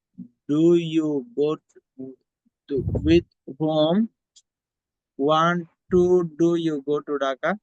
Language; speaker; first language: English; non-native, learner; Bangla